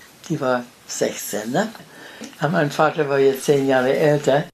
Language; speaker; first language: German; early bilingual, heritage; German